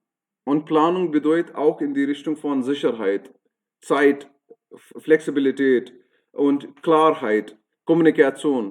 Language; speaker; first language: German; non-native, fluent; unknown